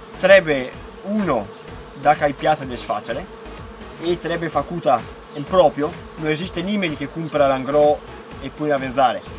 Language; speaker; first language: Romanian; non-native, fluent; Italian